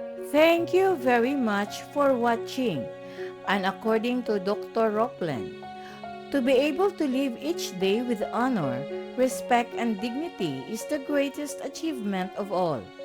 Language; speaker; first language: English; non-native, local second language; Filipino